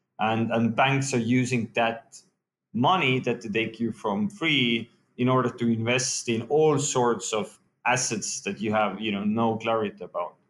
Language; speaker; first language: English; non-native, fluent; Estonian